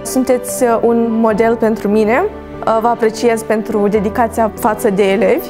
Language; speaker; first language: Romanian; non-native, local second language; Russian